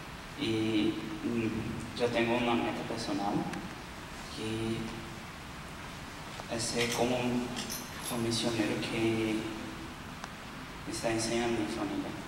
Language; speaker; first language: Spanish; non-native, learner; Portuguese